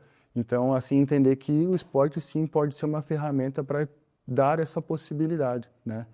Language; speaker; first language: Portuguese; native; Portuguese